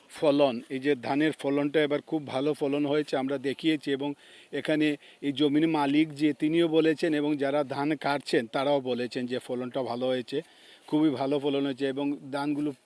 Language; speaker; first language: Bangla; native; Bangla